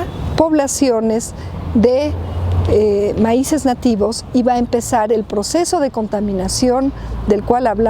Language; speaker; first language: Spanish; native; Spanish